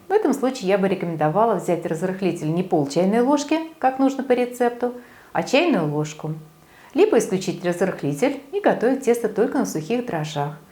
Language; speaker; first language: Russian; native; Russian